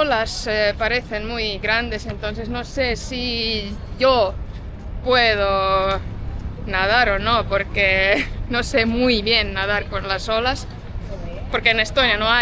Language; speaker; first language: Spanish; non-native, fluent; Estonian